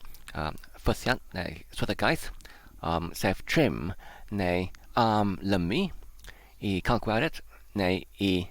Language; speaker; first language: Welsh; non-native, learner; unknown